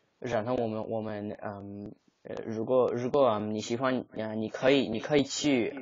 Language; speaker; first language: Chinese; non-native, learner; English